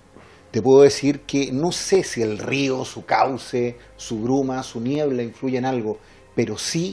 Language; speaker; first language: Spanish; native; Spanish